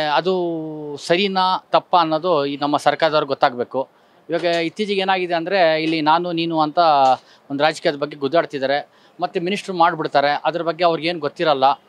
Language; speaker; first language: Kannada; non-native, local second language; Urdu